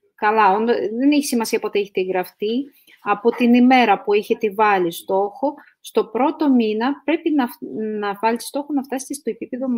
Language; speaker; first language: Greek; non-native, fluent; Russian